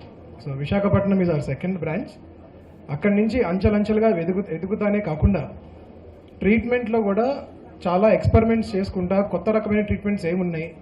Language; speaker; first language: Telugu; native; Telugu